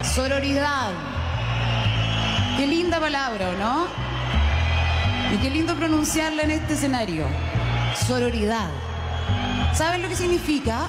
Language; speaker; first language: Spanish; native; Spanish